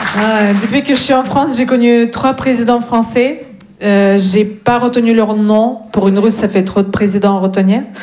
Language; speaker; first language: French; non-native, fluent; Russian